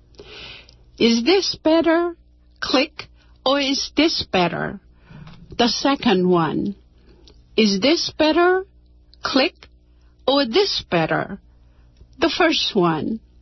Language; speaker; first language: English; non-native, fluent; Korean